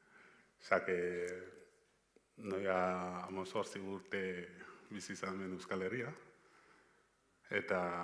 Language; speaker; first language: Basque; non-native, learner; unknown